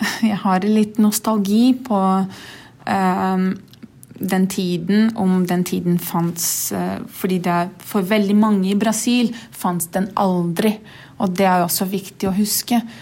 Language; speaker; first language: Norwegian; non-native, fluent; Portuguese